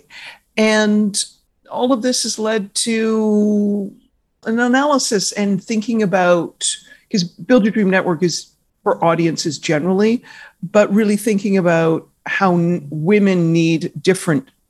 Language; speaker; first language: English; native; English